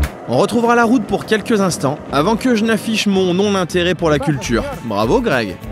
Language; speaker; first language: French; native; French